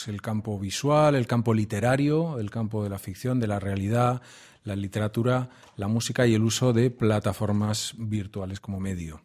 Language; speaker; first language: Spanish; native; Spanish